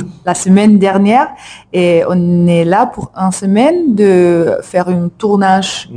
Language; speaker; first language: French; non-native, learner; English